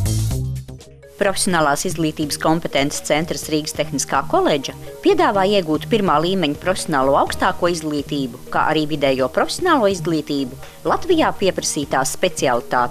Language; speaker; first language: Latvian; native; Latvian